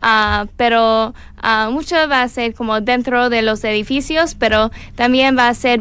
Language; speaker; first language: Spanish; non-native, learner; English